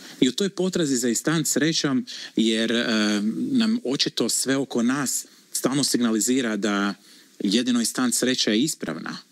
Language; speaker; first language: Croatian; native; Croatian